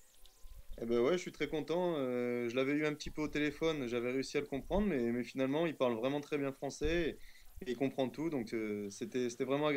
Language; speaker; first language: French; native; French